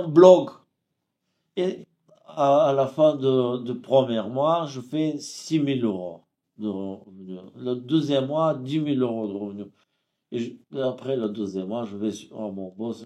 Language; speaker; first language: French; non-native, fluent; Bulgarian